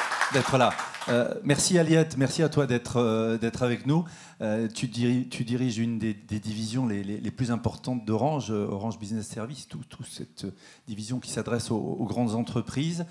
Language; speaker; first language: French; native; French